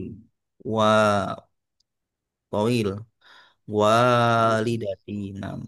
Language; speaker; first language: Arabic; non-native, fluent; Indonesian